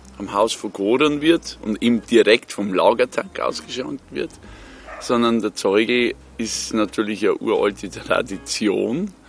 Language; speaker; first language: German; native; German